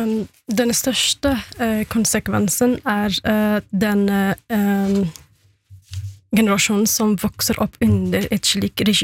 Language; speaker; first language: Norwegian; non-native, fluent; Persian